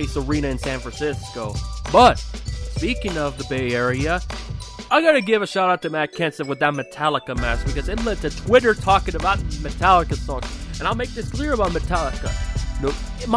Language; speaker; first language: English; native; English